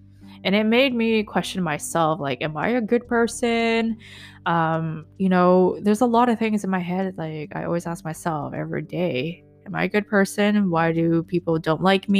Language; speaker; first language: English; native; English